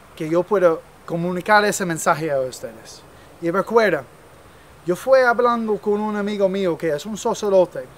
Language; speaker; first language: Spanish; non-native, fluent; English